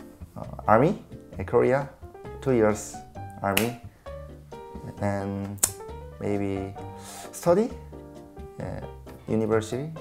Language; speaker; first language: English; non-native, learner; Korean